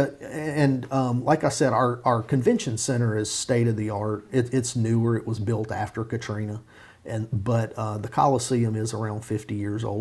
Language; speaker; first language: English; native; English